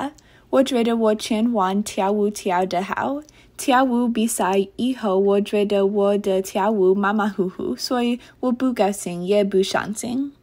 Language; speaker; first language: Chinese; non-native, learner; English